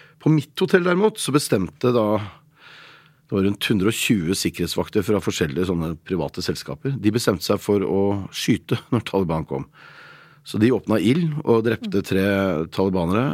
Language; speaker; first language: Norwegian; native; Norwegian